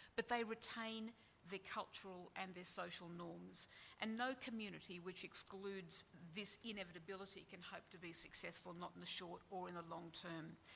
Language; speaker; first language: English; native; English